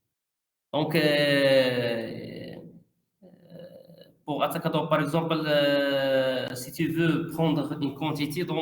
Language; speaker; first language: French; non-native, learner; Arabic